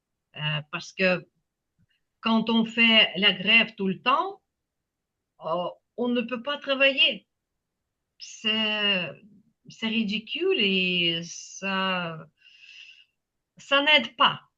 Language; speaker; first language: French; non-native, fluent; Ukrainian